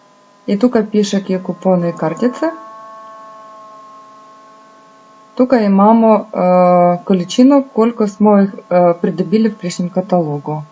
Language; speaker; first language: Slovenian; non-native, fluent; Russian